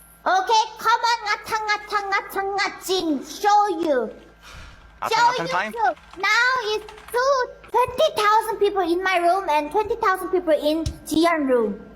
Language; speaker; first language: English; non-native, learner; Korean